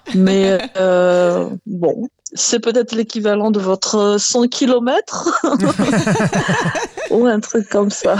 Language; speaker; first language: French; non-native, local second language; Malagasy